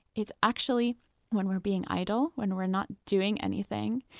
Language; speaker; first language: English; non-native, fluent; French